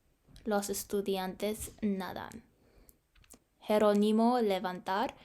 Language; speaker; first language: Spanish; non-native, learner; English